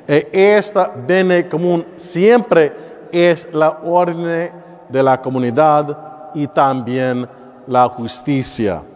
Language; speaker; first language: Spanish; non-native, learner; English